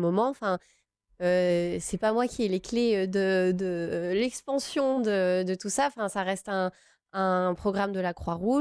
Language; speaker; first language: French; native; French